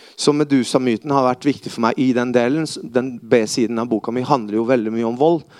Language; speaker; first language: Norwegian; early bilingual, other home language; Spanish